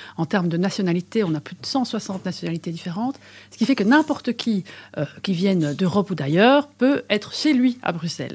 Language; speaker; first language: French; native; French